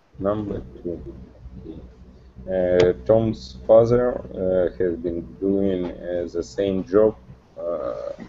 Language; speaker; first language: English; non-native, learner; Russian